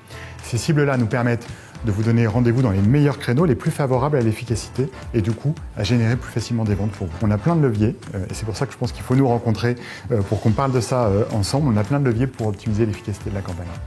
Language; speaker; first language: French; native; French